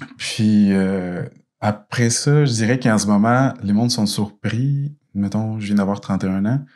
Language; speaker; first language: French; non-native, fluent; Spanish